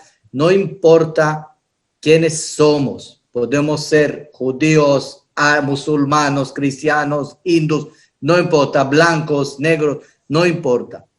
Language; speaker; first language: Spanish; non-native, fluent; Hebrew